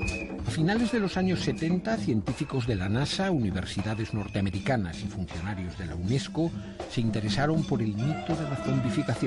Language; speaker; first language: Spanish; native; Spanish